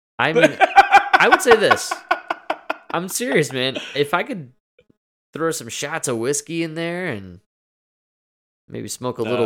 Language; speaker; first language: English; native; English